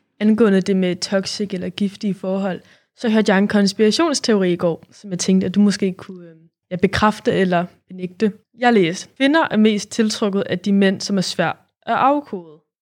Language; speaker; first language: Danish; native; Danish